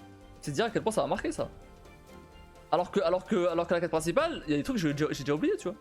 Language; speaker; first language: French; native; French